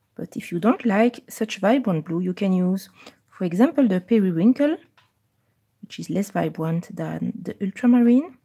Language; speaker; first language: English; non-native, fluent; French